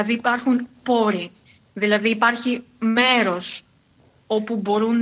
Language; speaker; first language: Greek; non-native, fluent; Ukrainian